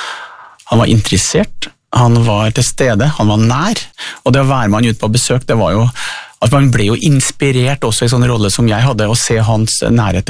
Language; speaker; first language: Norwegian; native; Norwegian